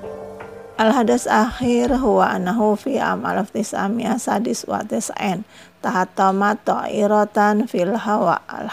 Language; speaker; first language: Arabic; non-native, fluent; Indonesian